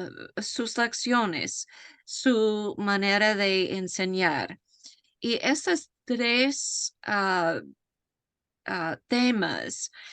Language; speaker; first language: Spanish; non-native, fluent; English